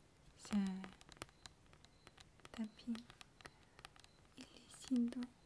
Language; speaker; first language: French; non-native, fluent; Russian